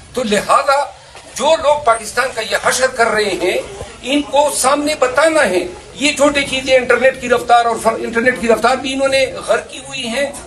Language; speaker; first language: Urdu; non-native, local second language; Pashto